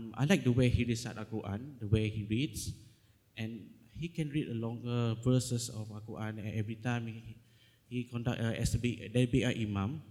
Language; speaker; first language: English; non-native, local second language; Malay